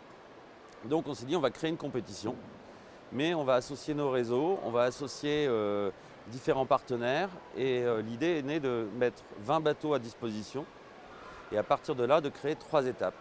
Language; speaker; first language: French; native; French